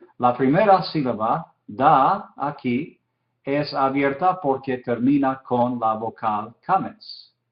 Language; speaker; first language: Spanish; non-native, fluent; English